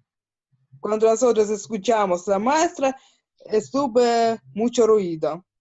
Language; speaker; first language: Spanish; non-native, learner; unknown